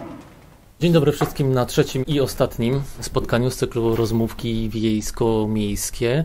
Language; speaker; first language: Polish; native; Polish